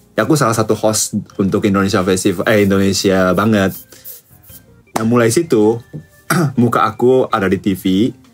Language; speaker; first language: Indonesian; non-native, fluent; Japanese